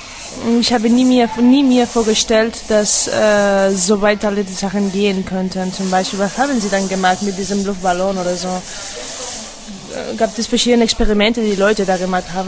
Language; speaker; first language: German; non-native, fluent; Spanish